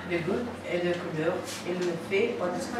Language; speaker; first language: French; non-native, learner; Russian